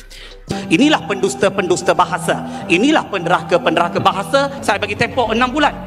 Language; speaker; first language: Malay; non-native, local second language; Tamil